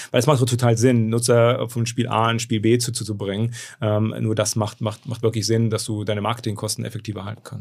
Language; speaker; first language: German; native; German